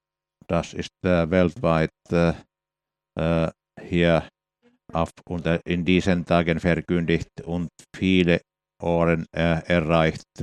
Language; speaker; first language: German; non-native, fluent; Finnish